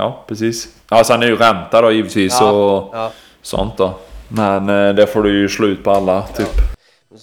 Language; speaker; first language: Swedish; native; Swedish